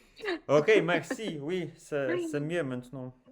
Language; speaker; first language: French; non-native, learner; English